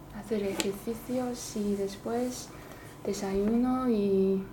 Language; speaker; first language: Spanish; non-native, fluent; Chinese